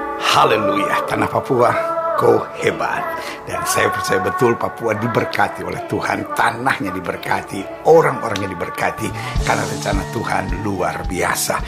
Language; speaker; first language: Indonesian; native; Indonesian